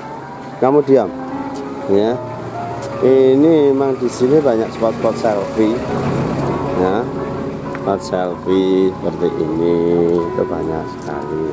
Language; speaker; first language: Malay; non-native, local second language; Javanese